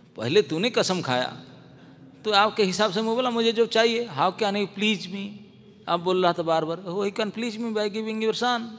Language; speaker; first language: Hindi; non-native, local second language; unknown